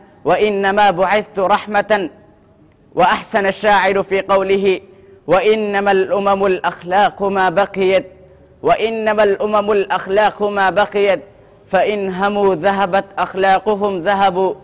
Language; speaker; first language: Arabic; non-native, learner; Urdu